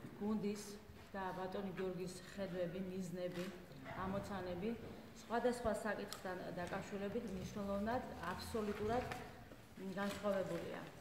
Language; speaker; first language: Georgian; native; Georgian